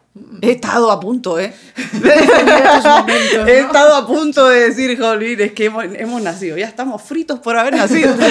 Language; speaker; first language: Spanish; native; Spanish